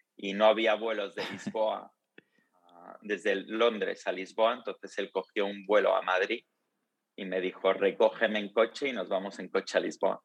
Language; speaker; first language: Spanish; early bilingual, other home language; Italian